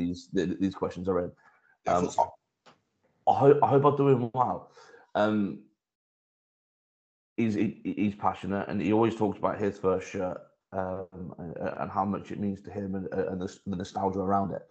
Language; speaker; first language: English; native; English